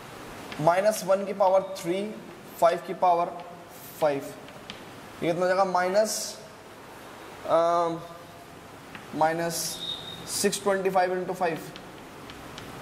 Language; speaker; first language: Hindi; native; Hindi